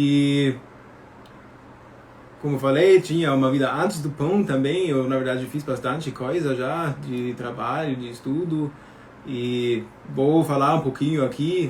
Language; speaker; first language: Portuguese; non-native, fluent; German